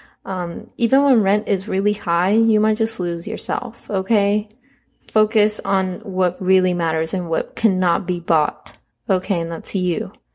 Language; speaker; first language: English; early bilingual, other home language; Spanish